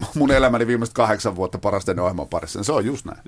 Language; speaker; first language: Finnish; native; Finnish